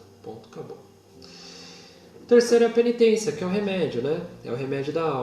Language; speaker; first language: Portuguese; native; Portuguese